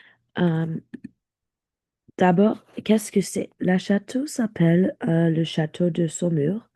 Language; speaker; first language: French; non-native, learner; English